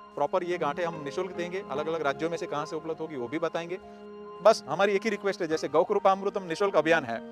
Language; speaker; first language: Hindi; non-native, local second language; Gujarati